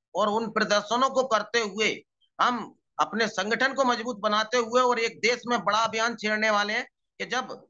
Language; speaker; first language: Hindi; native; Hindi